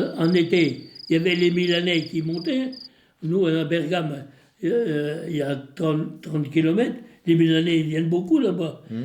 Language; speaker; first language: French; early bilingual, other home language; Italian